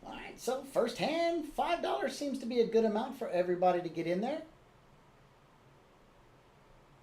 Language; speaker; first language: English; native; English